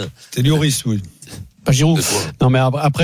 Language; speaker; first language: French; native; French